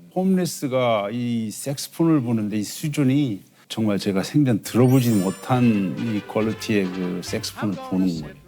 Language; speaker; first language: Korean; native; Korean